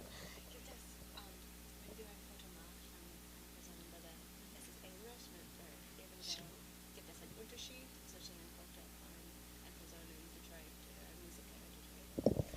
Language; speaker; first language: German; non-native, learner; English